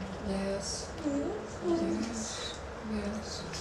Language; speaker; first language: English; non-native, learner; Russian